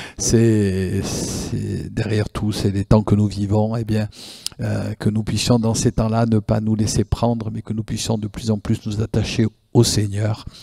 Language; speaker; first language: French; native; French